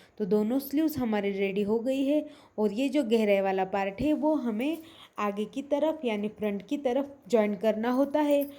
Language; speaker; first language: Hindi; non-native, local second language; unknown